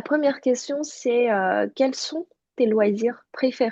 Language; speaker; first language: French; non-native, fluent; Chinese